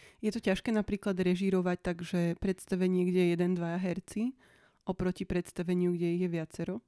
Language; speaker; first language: Slovak; native; Slovak